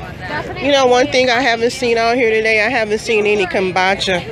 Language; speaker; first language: English; native; English